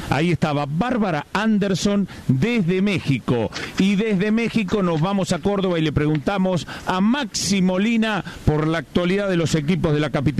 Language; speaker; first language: Spanish; native; Spanish